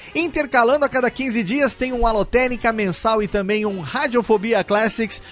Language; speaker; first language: Portuguese; native; Portuguese